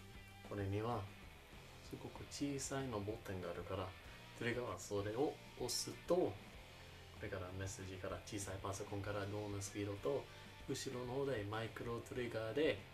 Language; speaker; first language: Japanese; non-native, learner; English